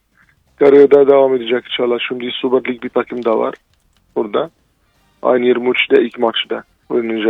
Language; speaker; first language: Turkish; non-native, fluent; Arabic